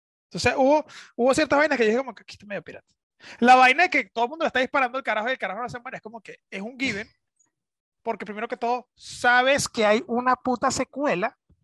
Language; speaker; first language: Spanish; native; Spanish